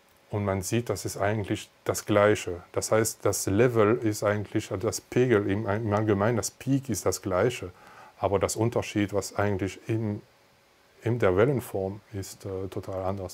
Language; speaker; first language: German; non-native, fluent; French